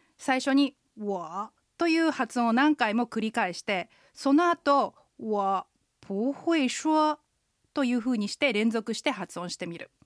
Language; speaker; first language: Japanese; native; Japanese